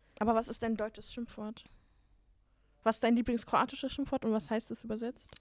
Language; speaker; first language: German; native; German